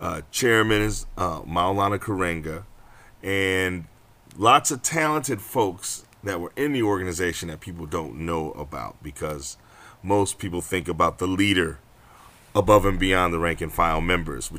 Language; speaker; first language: English; native; English